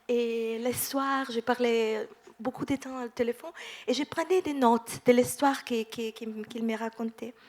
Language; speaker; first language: French; non-native, fluent; Italian